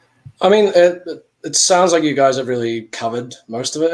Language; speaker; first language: English; native; English